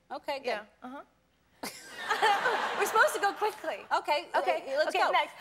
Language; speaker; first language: English; native; English